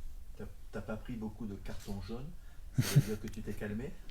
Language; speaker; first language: French; native; French